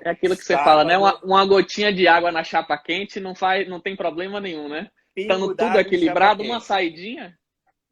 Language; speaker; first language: Portuguese; native; Portuguese